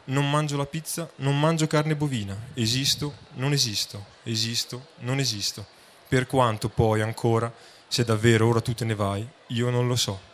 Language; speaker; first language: Italian; native; Italian